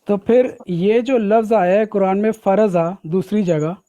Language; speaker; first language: Urdu; native; Urdu